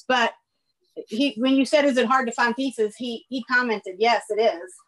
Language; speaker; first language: English; native; English